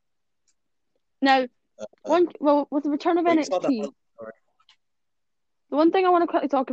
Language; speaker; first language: English; native; English